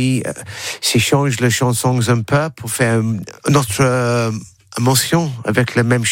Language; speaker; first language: French; non-native, learner; English